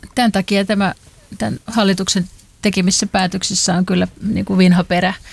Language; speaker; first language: Finnish; native; Finnish